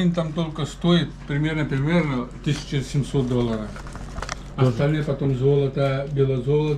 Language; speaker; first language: Russian; non-native, learner; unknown